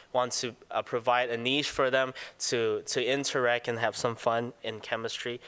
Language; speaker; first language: English; non-native, local second language; Cantonese